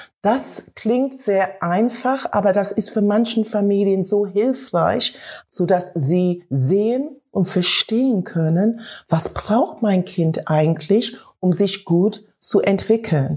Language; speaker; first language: German; non-native, fluent; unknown